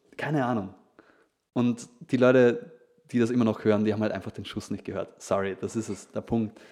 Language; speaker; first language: German; native; German